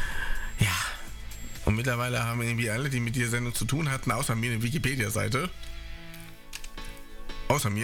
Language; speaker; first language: German; native; German